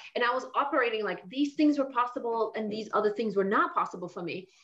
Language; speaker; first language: English; non-native, fluent; Polish